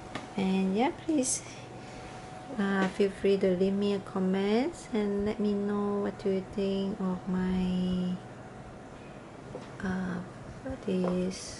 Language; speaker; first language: English; non-native, learner; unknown